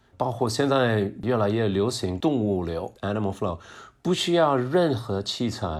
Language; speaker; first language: Chinese; non-native, fluent; English